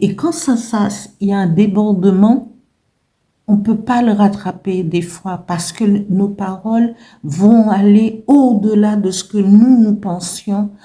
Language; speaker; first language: French; native; French